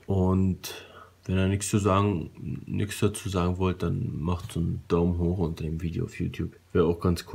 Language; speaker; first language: German; native; German